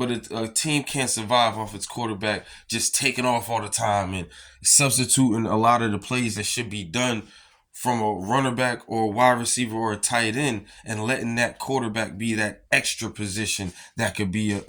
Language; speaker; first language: English; native; English